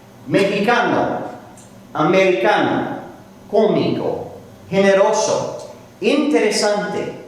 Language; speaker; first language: Spanish; non-native, fluent; English